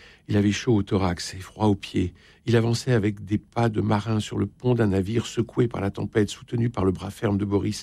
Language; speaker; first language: French; native; French